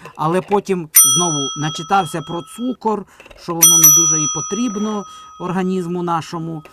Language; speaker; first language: Ukrainian; native; Ukrainian